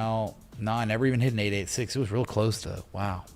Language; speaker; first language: English; native; English